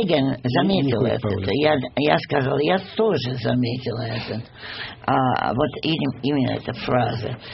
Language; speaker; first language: Russian; non-native, fluent; English